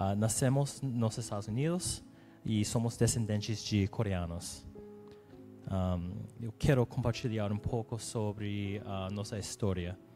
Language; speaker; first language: Portuguese; non-native, learner; English